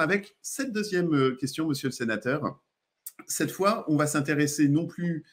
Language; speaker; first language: French; native; French